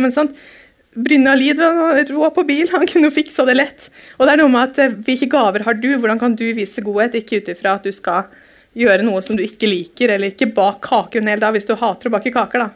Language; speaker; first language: Norwegian; native; Norwegian